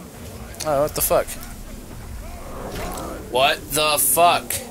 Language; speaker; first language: English; native; English